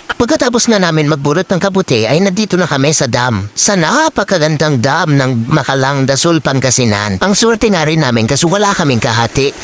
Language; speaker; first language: Filipino; non-native, local second language; Iloko